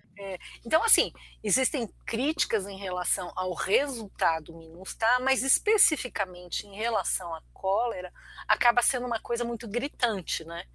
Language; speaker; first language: Portuguese; early bilingual, other home language; Armenian